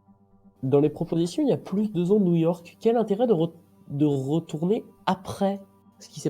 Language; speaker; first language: French; native; French